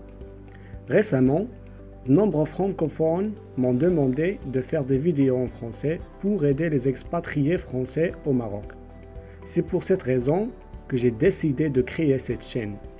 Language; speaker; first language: French; non-native, local second language; Arabic